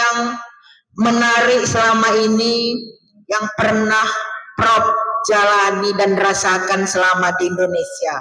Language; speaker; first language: Indonesian; native; Indonesian